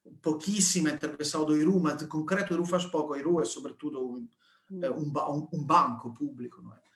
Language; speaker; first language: Portuguese; non-native, fluent; Italian